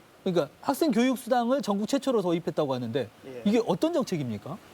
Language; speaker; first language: Korean; native; Korean